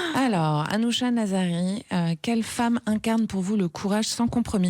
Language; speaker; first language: French; native; French